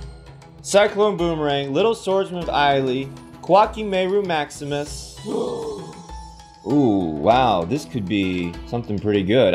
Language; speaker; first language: English; native; English